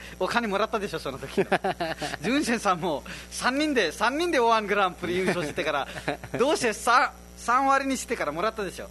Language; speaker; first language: Japanese; non-native, fluent; Nepali